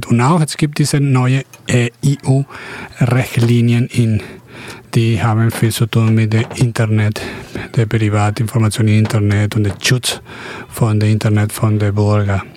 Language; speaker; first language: German; non-native, fluent; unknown